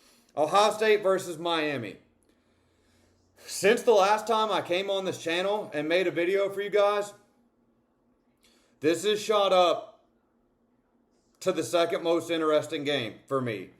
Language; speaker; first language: English; native; English